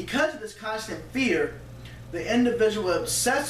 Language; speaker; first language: English; native; English